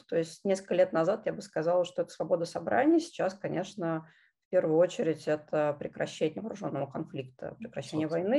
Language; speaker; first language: Russian; native; Russian